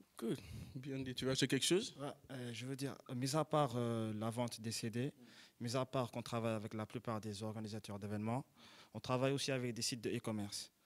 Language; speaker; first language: French; non-native, local second language; Wolof